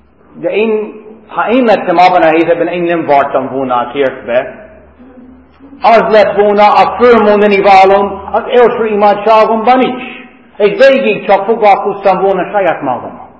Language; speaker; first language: Hungarian; non-native, fluent; English